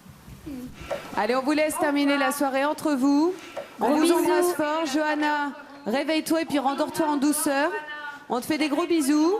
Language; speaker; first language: French; native; French